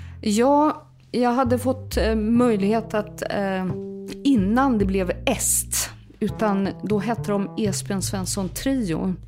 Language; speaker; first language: Swedish; native; Swedish